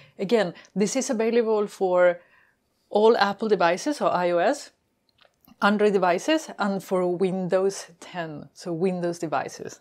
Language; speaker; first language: English; non-native, fluent; Spanish